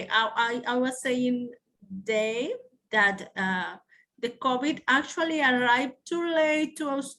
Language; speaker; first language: English; non-native, learner; Spanish